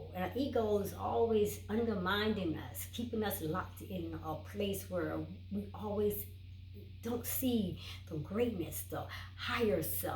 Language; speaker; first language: English; native; English